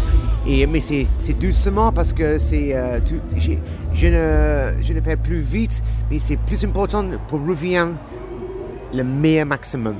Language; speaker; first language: French; non-native, learner; English